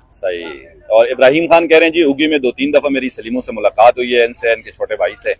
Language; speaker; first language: Urdu; non-native, local second language; Northern Hindko